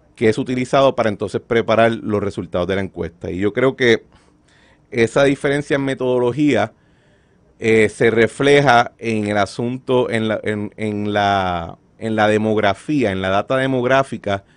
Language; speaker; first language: Spanish; native; Spanish